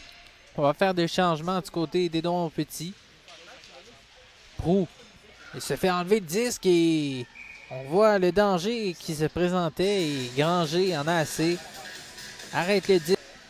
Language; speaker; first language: French; native; French